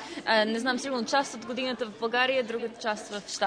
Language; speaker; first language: Bulgarian; early bilingual, heritage; Bulgarian